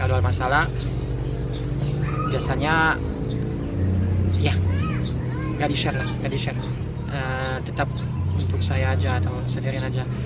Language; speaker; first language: Indonesian; non-native, fluent; French